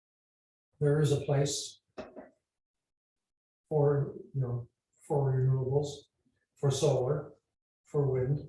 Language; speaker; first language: English; native; English